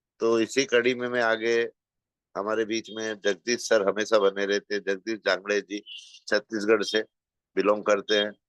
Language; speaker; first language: Hindi; native; Hindi